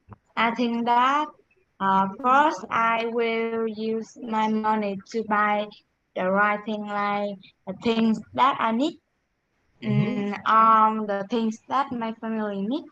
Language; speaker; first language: English; non-native, learner; Vietnamese